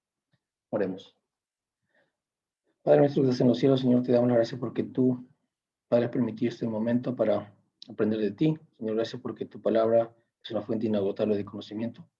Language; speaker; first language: Spanish; native; Spanish